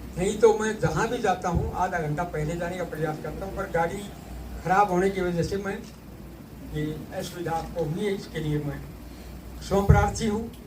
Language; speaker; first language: Hindi; native; Hindi